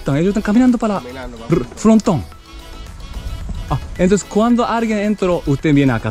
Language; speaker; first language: Spanish; non-native, learner; Japanese